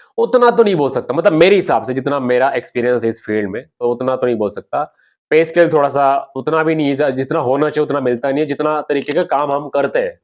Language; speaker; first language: Hindi; non-native, local second language; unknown